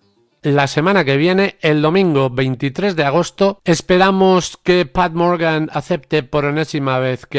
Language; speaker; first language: Spanish; native; Spanish